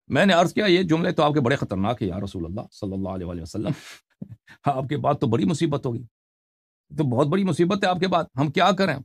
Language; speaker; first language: Urdu; non-native, fluent; Persian